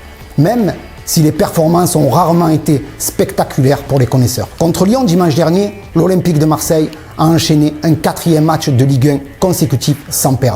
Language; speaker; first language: French; native; French